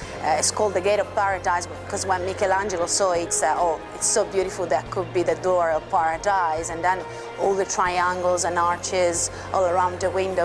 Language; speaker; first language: English; non-native, fluent; Italian